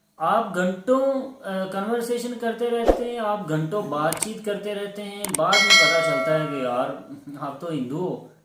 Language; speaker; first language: Urdu; non-native, local second language; Punjabi